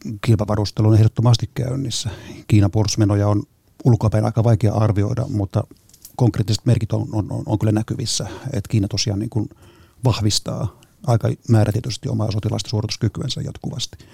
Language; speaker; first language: Finnish; native; Finnish